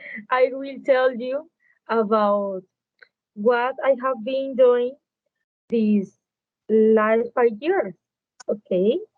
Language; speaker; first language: English; non-native, learner; Spanish